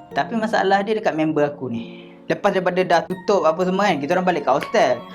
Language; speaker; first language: Malay; native; Malay